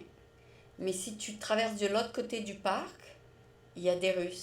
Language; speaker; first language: French; native; French